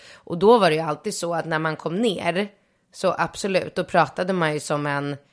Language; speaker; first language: Swedish; early bilingual, other home language; Polish